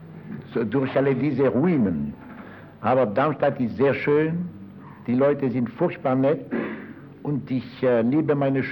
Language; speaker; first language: German; non-native, fluent; French